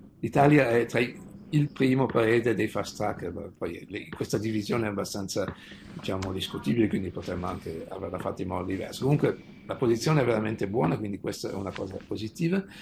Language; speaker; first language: Italian; native; Italian